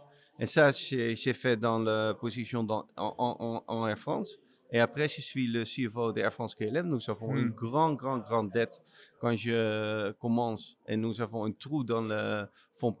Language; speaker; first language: French; non-native, learner; Dutch